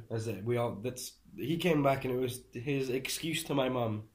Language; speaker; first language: English; early bilingual, other home language; Hungarian